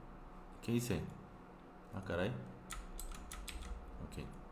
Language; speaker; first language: Spanish; non-native, fluent; Korean